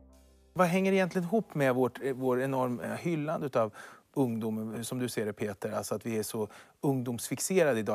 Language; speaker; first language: Swedish; native; Swedish